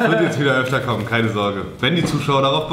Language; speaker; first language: German; native; German